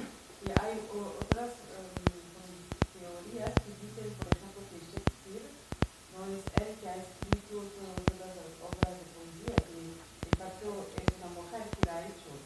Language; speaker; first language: Spanish; non-native, fluent; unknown